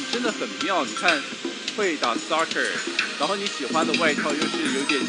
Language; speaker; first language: Chinese; native; Chinese